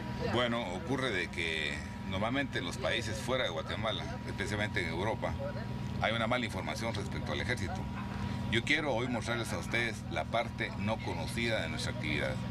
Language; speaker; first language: Spanish; native; Spanish